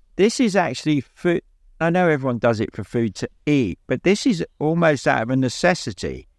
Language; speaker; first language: English; native; English